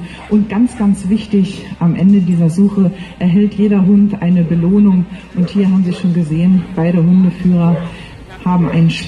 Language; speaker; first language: German; native; German